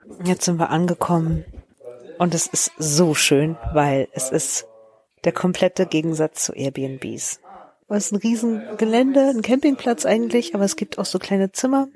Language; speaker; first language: German; native; German